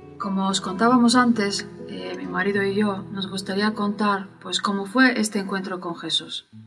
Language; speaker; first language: Spanish; non-native, fluent; Bulgarian